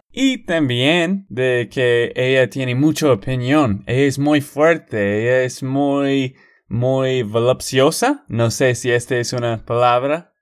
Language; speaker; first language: Spanish; non-native, fluent; English